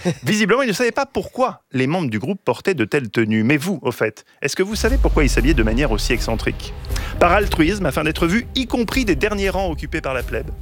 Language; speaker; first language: French; native; French